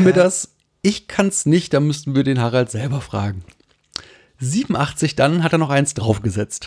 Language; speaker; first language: German; native; German